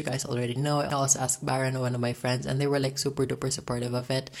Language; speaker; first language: English; non-native, local second language; Cebuano